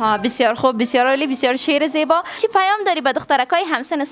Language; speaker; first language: Persian; native; Persian